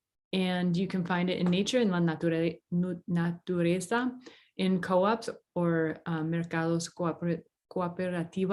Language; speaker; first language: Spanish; non-native, fluent; English